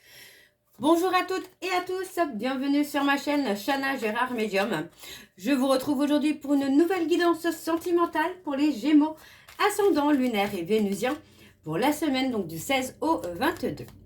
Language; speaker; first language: French; native; French